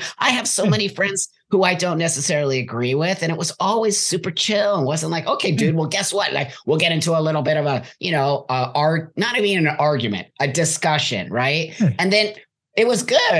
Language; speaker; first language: English; native; English